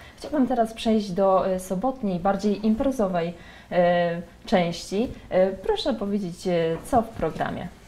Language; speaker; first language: Polish; native; Polish